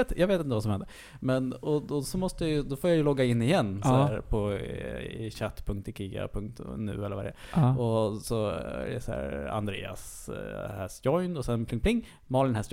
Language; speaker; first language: Swedish; native; Swedish